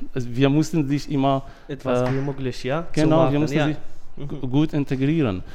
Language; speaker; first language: German; non-native, fluent; Arabic